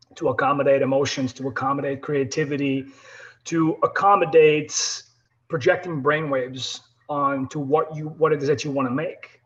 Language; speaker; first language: English; non-native, fluent; Dutch